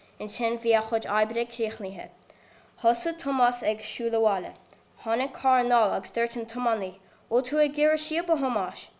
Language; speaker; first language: Irish; native; Irish